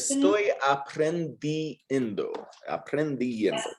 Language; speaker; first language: Spanish; non-native, fluent; English